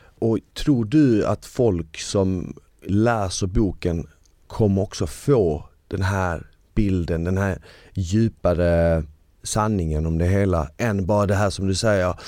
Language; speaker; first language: Swedish; early bilingual, other home language; Bosnian